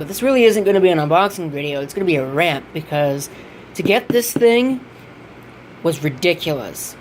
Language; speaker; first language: English; native; English